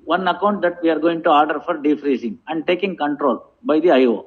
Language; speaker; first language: English; non-native, local second language; Kannada